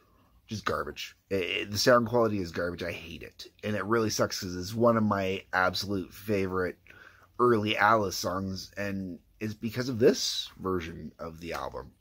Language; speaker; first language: English; native; English